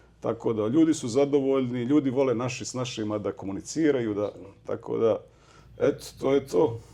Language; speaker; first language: Serbian; native; Serbian